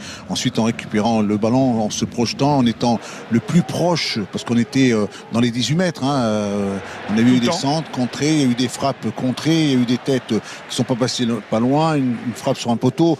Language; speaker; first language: French; native; French